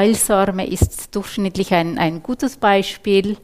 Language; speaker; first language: German; non-native, fluent; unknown